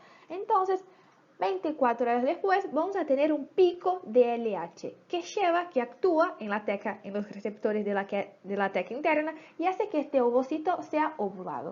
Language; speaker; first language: Spanish; native; Spanish